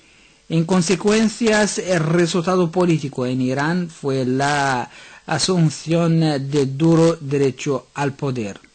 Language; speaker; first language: Spanish; non-native, fluent; Arabic